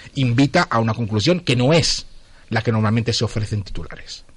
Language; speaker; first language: Spanish; non-native, fluent; Italian